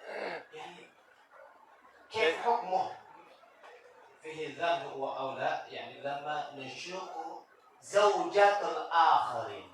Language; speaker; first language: Arabic; non-native, fluent; Indonesian